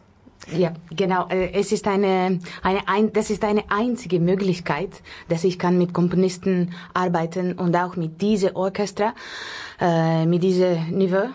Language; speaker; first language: German; non-native, learner; Russian